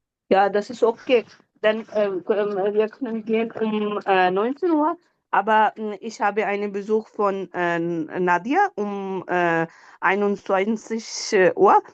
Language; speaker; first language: German; non-native, learner; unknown